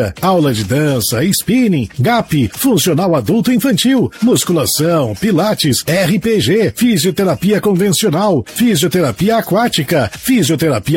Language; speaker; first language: Portuguese; native; Portuguese